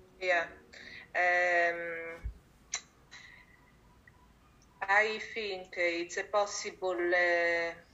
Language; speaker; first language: English; non-native, learner; Italian